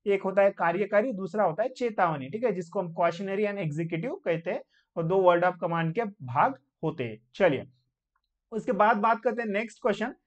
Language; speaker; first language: Hindi; non-native, local second language; Marathi